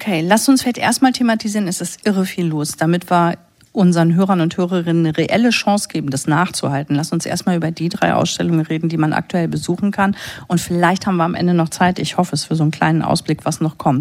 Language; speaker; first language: German; native; German